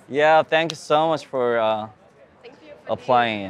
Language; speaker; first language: English; non-native, learner; Korean